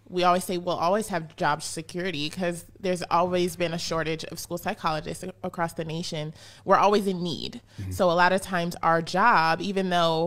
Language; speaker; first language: English; native; English